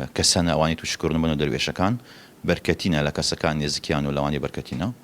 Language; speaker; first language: Central Kurdish; non-native, local second language; Kurdish